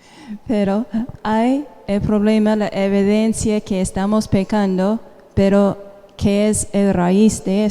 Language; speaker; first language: Spanish; non-native, fluent; English